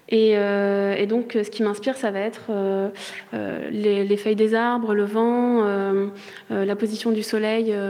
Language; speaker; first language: French; native; French